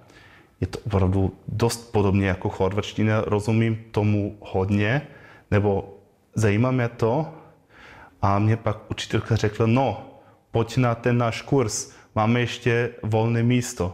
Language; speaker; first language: Czech; non-native, learner; German